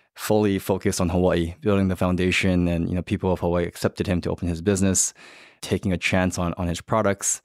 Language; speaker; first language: English; native; English